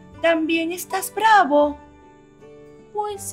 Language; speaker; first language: Spanish; native; Spanish